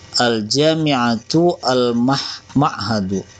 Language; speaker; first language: Arabic; non-native, fluent; Indonesian